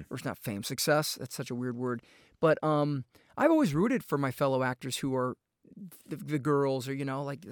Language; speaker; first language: English; native; English